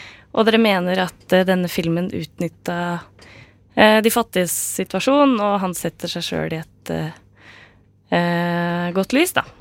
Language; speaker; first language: Norwegian; native; Norwegian